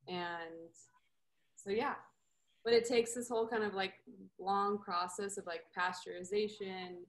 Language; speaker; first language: English; native; English